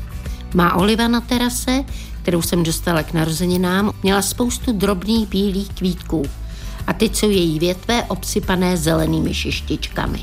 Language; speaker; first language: Czech; native; Czech